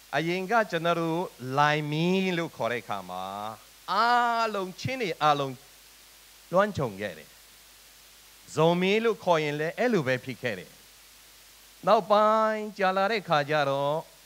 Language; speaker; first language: Burmese; non-native, local second language; Tedim Chin